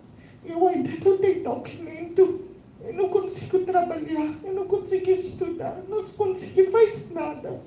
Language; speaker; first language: Portuguese; non-native, learner; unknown